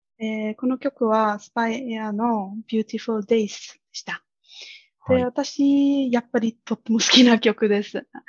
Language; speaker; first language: Japanese; non-native, fluent; German